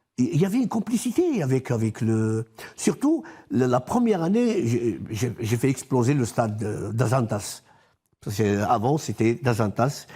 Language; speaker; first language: French; non-native, local second language; Arabic